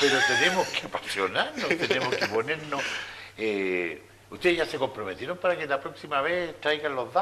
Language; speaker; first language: Spanish; native; Spanish